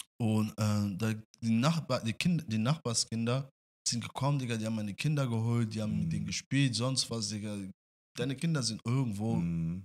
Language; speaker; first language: German; non-native, fluent; French